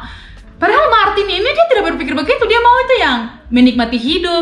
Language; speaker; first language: Indonesian; non-native, local second language; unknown